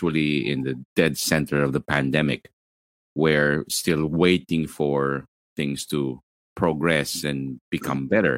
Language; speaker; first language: English; non-native, local second language; Filipino